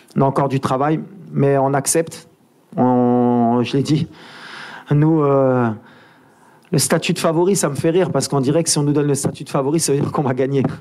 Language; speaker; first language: French; native; French